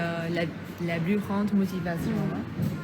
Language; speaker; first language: French; non-native, fluent; Vietnamese